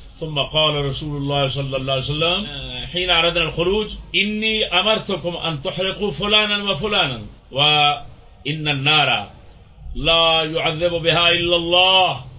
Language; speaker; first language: Arabic; non-native, fluent; Urdu